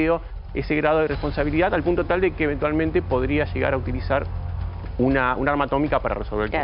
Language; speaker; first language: Spanish; native; Spanish